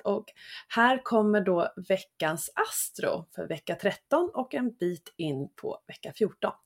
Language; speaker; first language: Swedish; native; Swedish